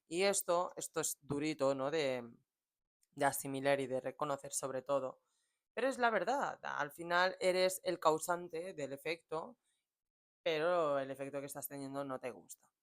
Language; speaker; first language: Spanish; early bilingual, other home language; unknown